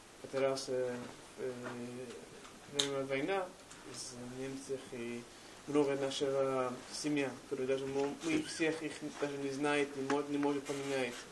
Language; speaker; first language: Russian; non-native, learner; English